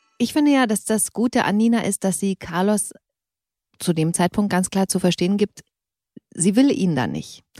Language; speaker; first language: German; native; German